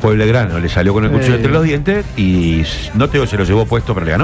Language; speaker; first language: Spanish; native; Spanish